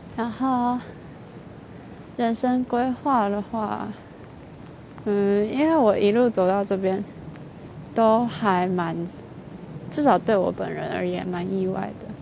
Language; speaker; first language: Chinese; native; Chinese